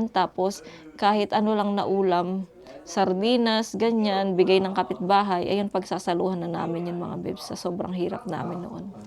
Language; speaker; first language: Filipino; native; Filipino